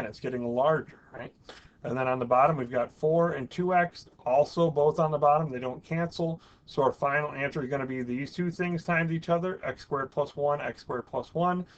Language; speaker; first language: English; native; English